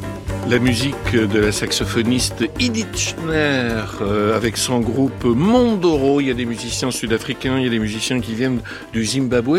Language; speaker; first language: French; native; French